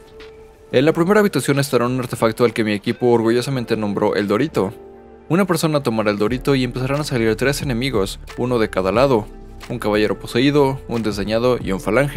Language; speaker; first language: Spanish; native; Spanish